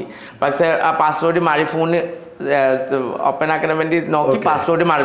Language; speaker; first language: Malayalam; non-native, local second language; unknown